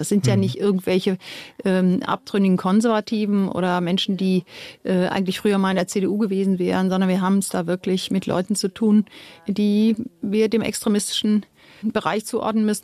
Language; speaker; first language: German; native; German